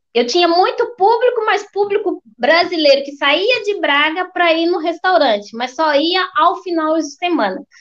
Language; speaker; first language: Portuguese; native; Portuguese